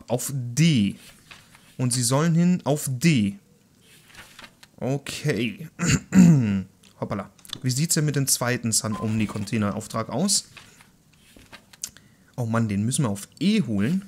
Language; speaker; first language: German; native; German